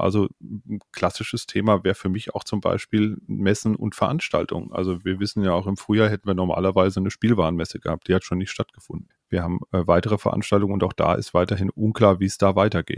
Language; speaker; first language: German; native; German